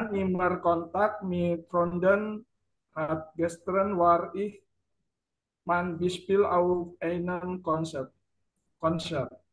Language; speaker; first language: German; non-native, learner; Indonesian